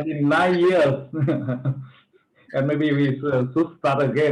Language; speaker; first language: English; non-native, fluent; Vietnamese